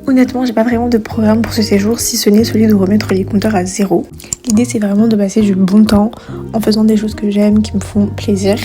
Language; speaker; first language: French; non-native, local second language; Malagasy